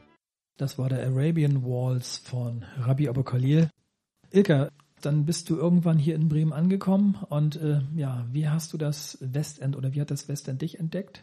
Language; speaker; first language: German; native; German